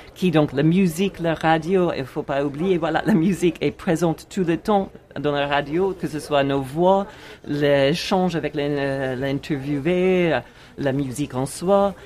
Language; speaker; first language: French; non-native, fluent; English